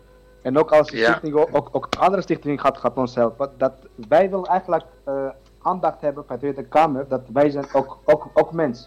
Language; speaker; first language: Dutch; non-native, learner; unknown